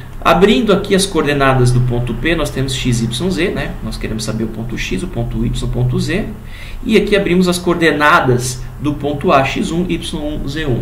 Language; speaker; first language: Portuguese; native; Portuguese